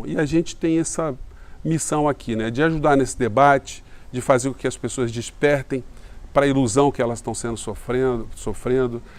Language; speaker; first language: Portuguese; native; Portuguese